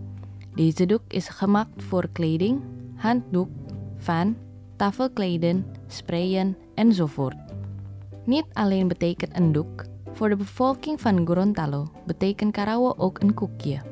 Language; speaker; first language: Dutch; non-native, fluent; Indonesian